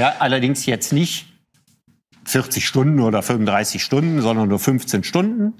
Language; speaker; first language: German; native; German